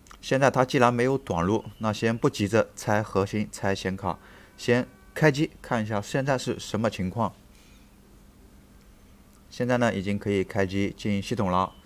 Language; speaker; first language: Chinese; native; Chinese